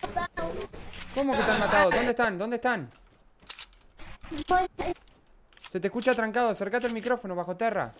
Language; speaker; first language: Spanish; native; Spanish